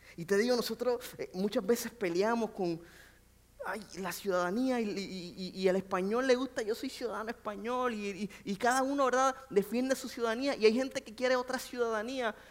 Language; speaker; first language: Spanish; native; Spanish